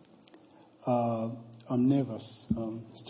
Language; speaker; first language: English; non-native, local second language; Nyanja